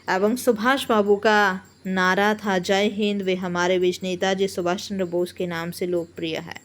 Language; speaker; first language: Hindi; non-native, local second language; Bangla